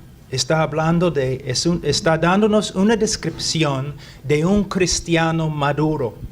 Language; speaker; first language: Spanish; non-native, fluent; English